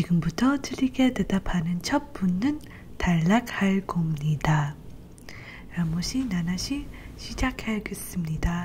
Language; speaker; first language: Korean; non-native, learner; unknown